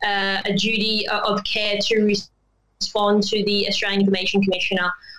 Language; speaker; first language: English; native; English